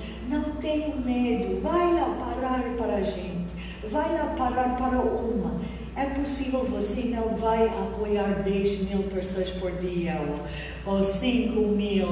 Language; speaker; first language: Portuguese; non-native, fluent; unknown